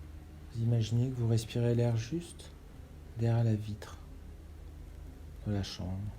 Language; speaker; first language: French; native; French